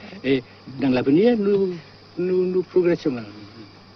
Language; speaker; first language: French; non-native, fluent; Vietnamese